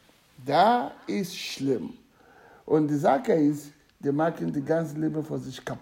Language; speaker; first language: German; non-native, learner; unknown